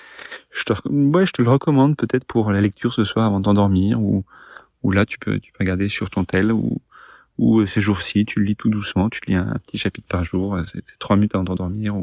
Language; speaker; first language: French; native; French